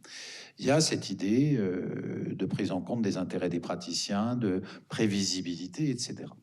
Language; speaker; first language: French; native; French